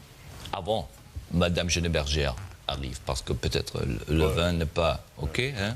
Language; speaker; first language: French; non-native, learner; German